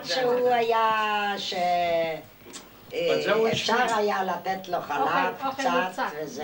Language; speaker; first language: Hebrew; non-native, fluent; Yiddish